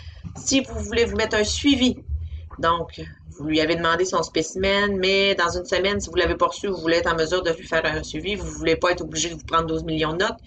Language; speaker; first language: French; native; French